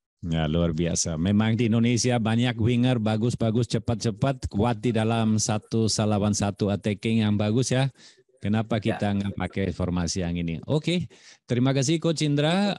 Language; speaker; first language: Indonesian; non-native, fluent; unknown